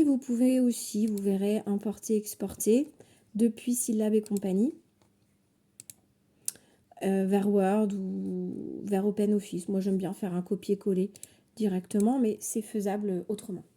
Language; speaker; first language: French; native; French